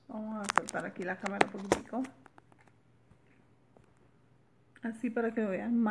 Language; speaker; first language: Spanish; native; Spanish